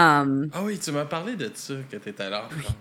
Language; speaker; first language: French; native; French